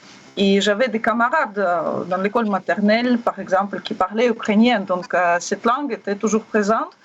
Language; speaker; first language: French; non-native, learner; Russian